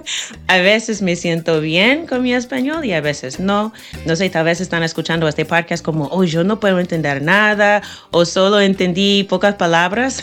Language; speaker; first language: Spanish; non-native, fluent; English